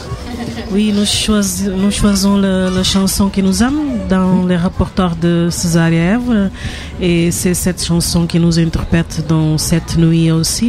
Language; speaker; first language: French; non-native, learner; Portuguese